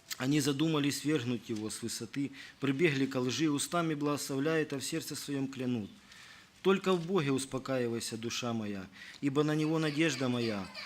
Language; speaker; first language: Russian; native; Russian